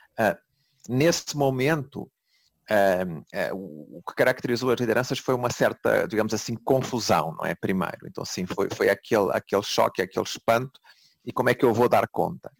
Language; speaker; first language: Portuguese; native; Portuguese